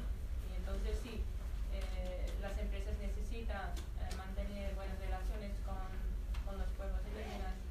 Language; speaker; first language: Spanish; non-native, fluent; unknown